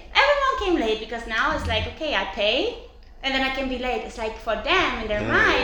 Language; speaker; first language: English; non-native, fluent; German